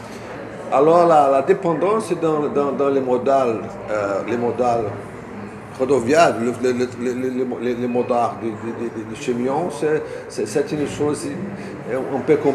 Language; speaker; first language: French; non-native, fluent; Portuguese